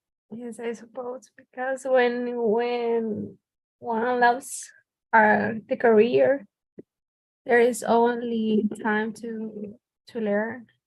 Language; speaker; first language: English; non-native, learner; Spanish